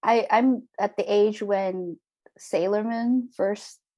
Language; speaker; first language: English; non-native, fluent; Japanese